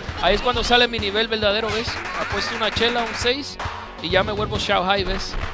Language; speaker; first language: Spanish; early bilingual, heritage; Spanish